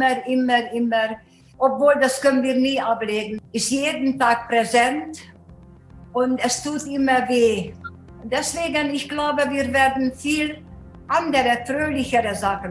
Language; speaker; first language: German; non-native, fluent; Hungarian